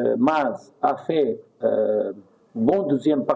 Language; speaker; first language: French; non-native, fluent; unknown